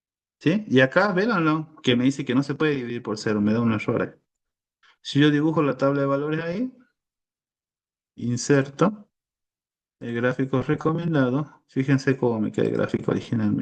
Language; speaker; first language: Spanish; native; Spanish